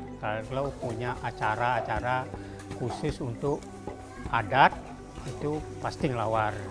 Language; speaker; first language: Indonesian; native; Indonesian